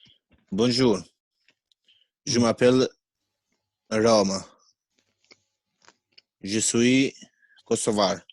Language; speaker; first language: French; non-native, learner; Albanian